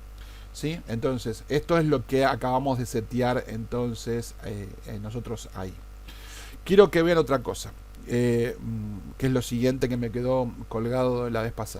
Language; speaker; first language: Spanish; native; Spanish